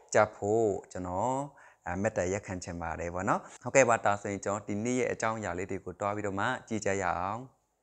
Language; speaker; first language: Burmese; non-native, local second language; Shan